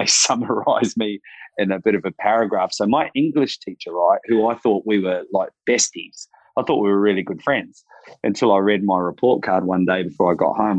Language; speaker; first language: English; native; English